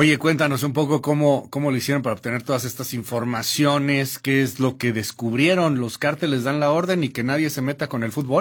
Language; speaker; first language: Spanish; native; Spanish